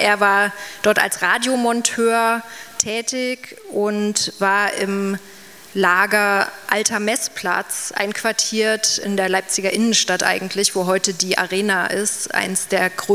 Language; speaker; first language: German; native; German